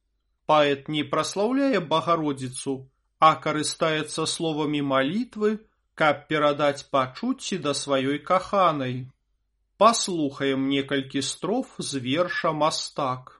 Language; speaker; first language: Belarusian; native; Belarusian